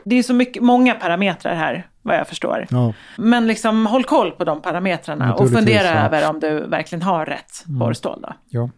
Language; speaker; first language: Swedish; native; Swedish